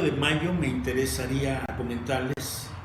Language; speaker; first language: Spanish; native; Spanish